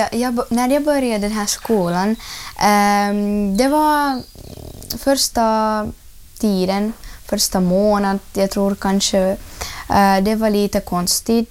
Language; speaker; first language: Swedish; early bilingual, other home language; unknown